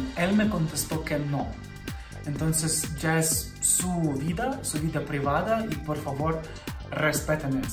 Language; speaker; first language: Spanish; non-native, fluent; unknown